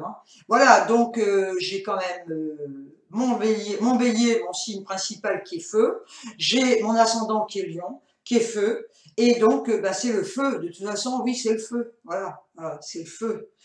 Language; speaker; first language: French; native; French